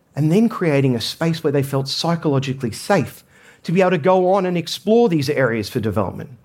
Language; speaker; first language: English; native; English